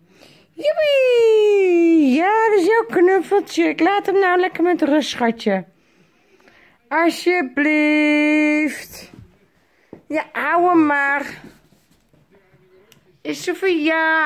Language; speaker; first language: Dutch; native; Dutch